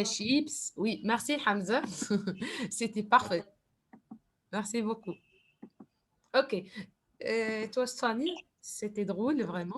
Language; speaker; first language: French; non-native, fluent; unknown